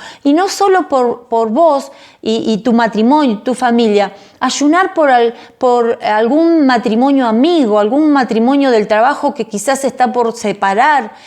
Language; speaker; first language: Spanish; native; Spanish